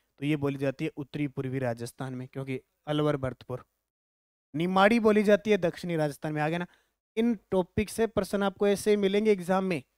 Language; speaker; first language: Hindi; native; Hindi